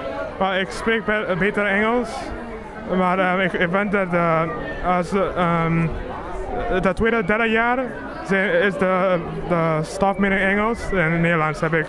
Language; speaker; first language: Dutch; non-native, local second language; Papiamento